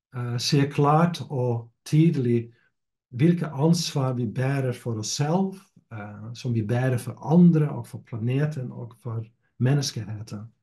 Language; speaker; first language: Norwegian; non-native, fluent; Dutch